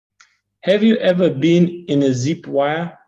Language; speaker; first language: English; non-native, learner; Russian